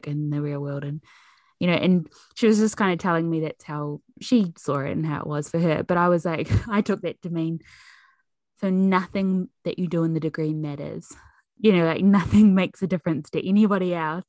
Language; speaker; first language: English; native; English